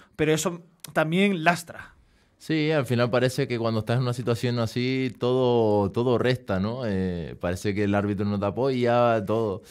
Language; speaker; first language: Spanish; native; Spanish